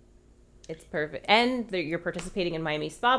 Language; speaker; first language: English; native; English